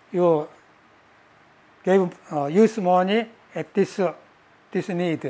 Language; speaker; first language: English; non-native, learner; Korean